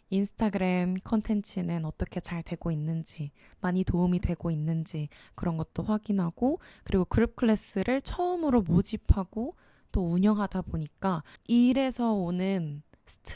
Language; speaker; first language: Korean; native; Korean